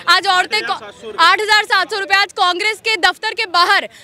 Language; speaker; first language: Hindi; native; Hindi